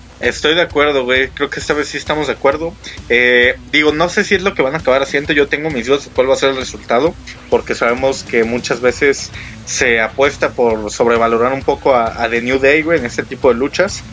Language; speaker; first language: Spanish; native; Spanish